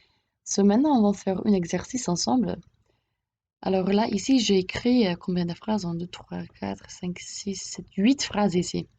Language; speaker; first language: French; non-native, fluent; English